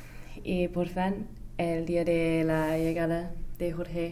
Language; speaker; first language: Spanish; non-native, learner; English